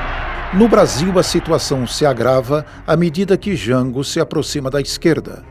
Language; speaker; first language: Portuguese; native; Portuguese